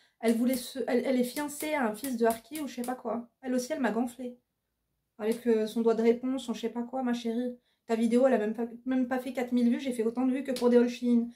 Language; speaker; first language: French; native; French